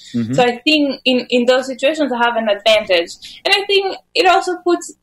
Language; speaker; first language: English; non-native, fluent; Greek